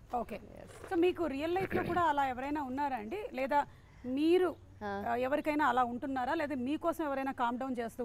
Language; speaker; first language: Telugu; native; Telugu